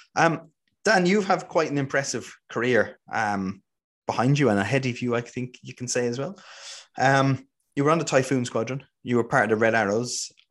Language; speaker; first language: English; native; English